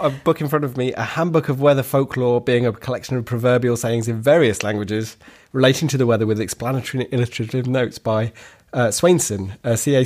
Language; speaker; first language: English; native; English